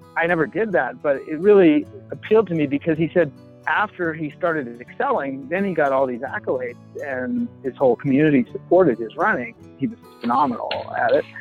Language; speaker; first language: English; native; English